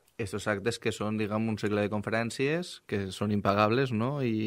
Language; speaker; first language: Catalan; native; Catalan